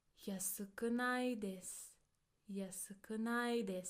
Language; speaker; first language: Japanese; non-native, fluent; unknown